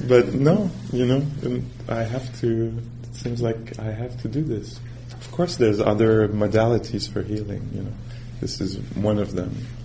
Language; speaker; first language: English; non-native, fluent; French